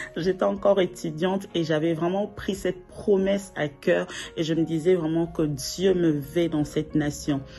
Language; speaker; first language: French; non-native, local second language; Lingala